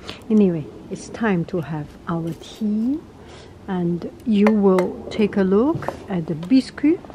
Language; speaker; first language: English; non-native, fluent; Chinese